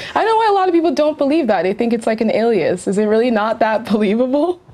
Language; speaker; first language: English; early bilingual, other home language; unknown